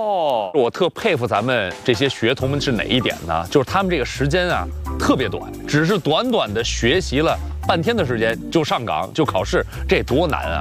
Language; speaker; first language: Chinese; native; Chinese